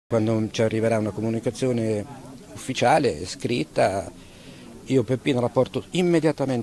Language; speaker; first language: Italian; native; Italian